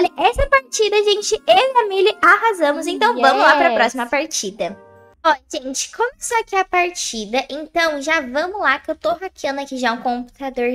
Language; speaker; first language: Portuguese; native; Portuguese